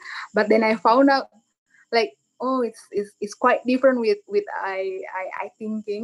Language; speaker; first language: English; non-native, learner; Indonesian